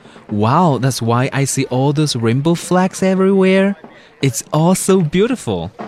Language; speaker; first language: English; non-native, fluent; Chinese